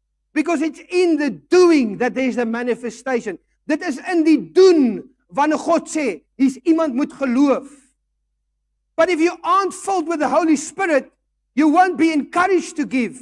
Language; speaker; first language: English; non-native, local second language; Afrikaans